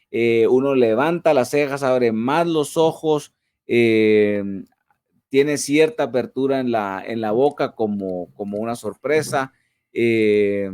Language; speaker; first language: Spanish; native; Spanish